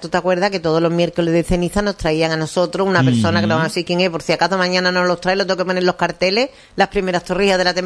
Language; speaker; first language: Spanish; native; Spanish